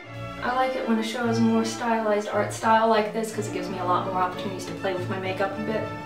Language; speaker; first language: English; native; English